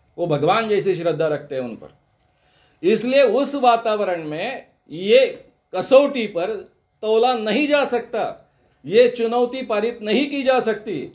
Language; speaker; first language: Hindi; non-native, local second language; Marathi